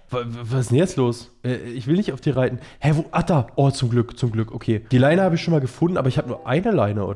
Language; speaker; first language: German; native; German